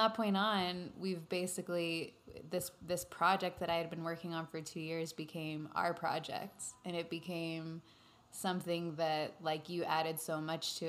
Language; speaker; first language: English; native; English